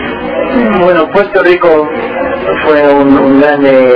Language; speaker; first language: Spanish; early bilingual, heritage; Spanish